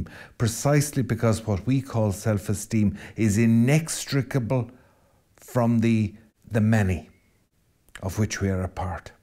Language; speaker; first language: English; native; English